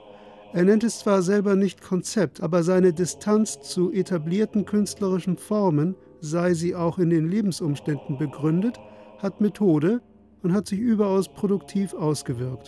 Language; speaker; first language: German; native; German